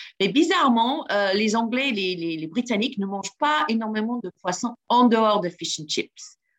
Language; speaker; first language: French; non-native, fluent; English